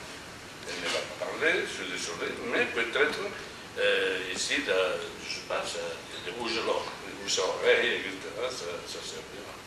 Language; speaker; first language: French; non-native, fluent; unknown